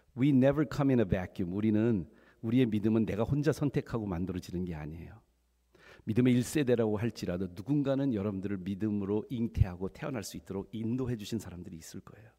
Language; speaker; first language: Korean; early bilingual, heritage; Korean